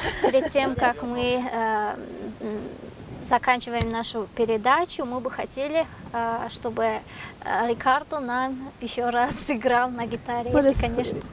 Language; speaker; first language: Russian; non-native, local second language; Tajik